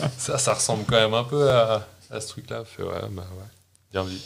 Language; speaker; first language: French; native; French